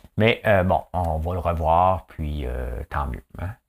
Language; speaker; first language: French; native; French